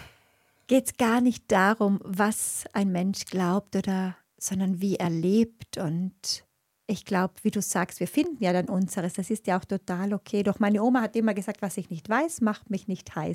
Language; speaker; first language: German; native; German